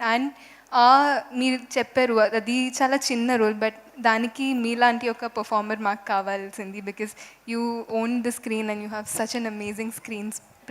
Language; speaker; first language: Telugu; non-native, local second language; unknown